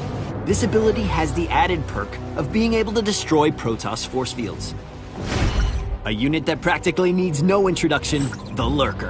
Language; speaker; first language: English; native; English